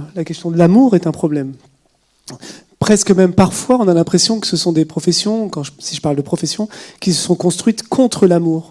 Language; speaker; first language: French; native; French